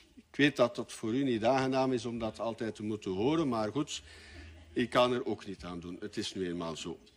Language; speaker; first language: Dutch; native; Dutch